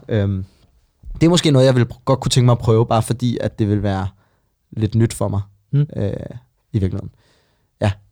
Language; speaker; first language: Danish; native; Danish